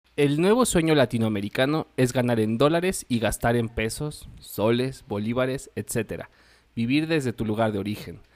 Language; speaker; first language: Spanish; native; Spanish